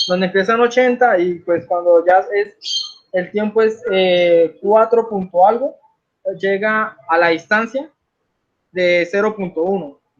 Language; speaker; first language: Spanish; native; Spanish